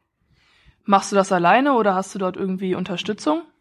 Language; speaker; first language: German; native; German